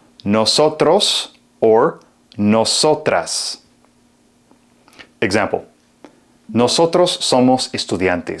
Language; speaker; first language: Spanish; non-native, fluent; English